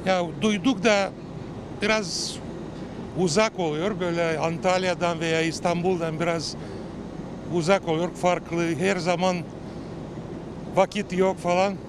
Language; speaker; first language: Turkish; non-native, learner; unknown